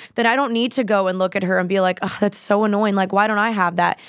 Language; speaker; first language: English; native; English